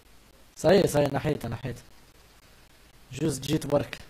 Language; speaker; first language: Arabic; native; Arabic